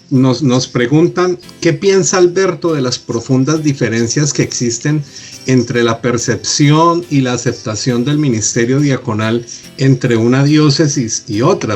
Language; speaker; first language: Spanish; native; Spanish